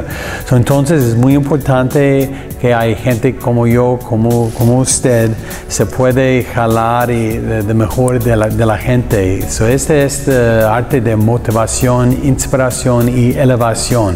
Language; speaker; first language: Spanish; non-native, learner; English